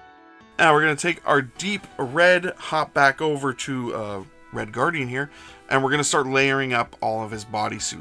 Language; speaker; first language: English; native; English